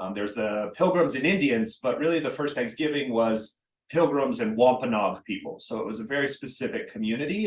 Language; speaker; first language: English; native; English